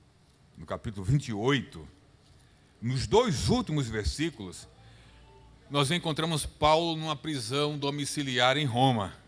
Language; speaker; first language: Portuguese; native; Portuguese